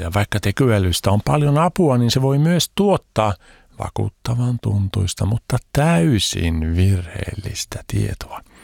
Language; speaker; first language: Finnish; early bilingual, heritage; Finnish